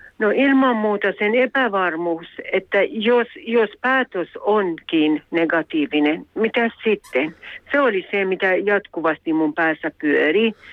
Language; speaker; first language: Finnish; non-native, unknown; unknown